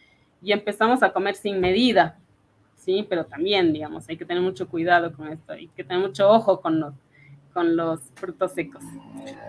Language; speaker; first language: Spanish; native; Spanish